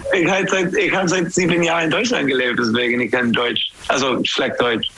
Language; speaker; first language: German; non-native, learner; English